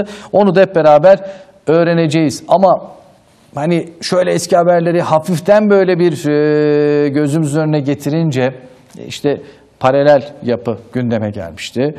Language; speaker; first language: Turkish; native; Turkish